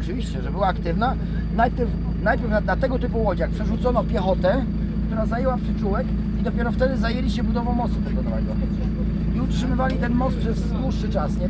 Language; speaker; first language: Polish; native; Polish